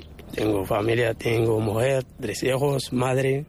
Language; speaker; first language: Spanish; non-native, local second language; Arabic